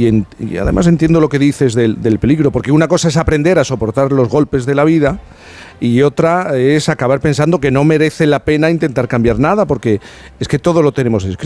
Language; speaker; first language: Spanish; native; Spanish